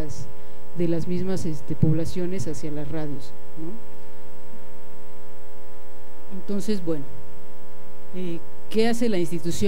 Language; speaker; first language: Spanish; native; Spanish